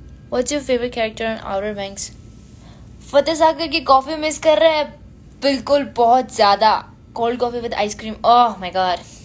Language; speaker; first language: English; non-native, local second language; Hindi